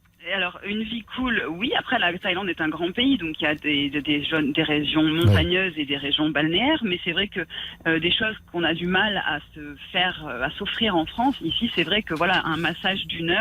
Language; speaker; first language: French; native; French